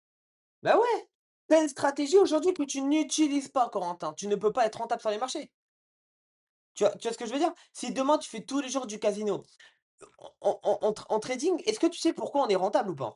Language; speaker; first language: French; native; French